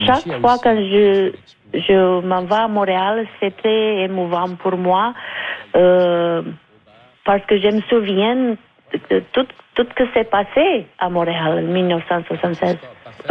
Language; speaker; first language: French; non-native, fluent; Romanian